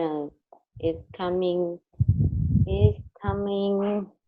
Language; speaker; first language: English; non-native, learner; Vietnamese